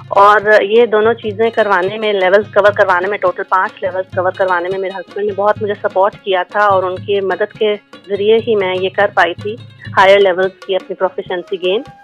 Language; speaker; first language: Urdu; native; Urdu